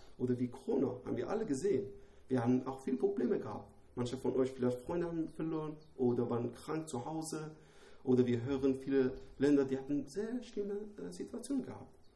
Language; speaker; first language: German; non-native, learner; Persian